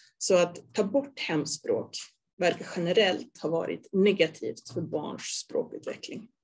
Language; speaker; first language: Swedish; native; Swedish